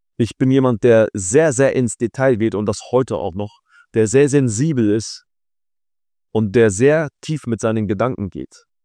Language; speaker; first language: German; early bilingual, other home language; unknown